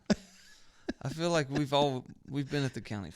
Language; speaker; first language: English; native; English